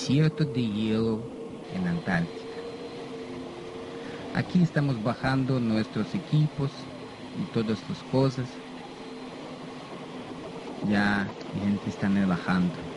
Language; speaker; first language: Spanish; non-native, fluent; Russian